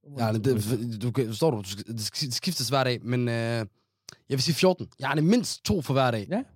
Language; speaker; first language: Danish; non-native, fluent; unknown